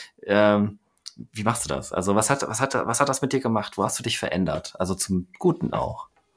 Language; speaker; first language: German; native; German